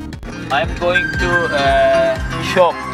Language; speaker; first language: English; non-native, learner; Turkish